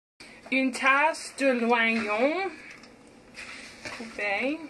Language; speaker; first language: French; non-native, fluent; English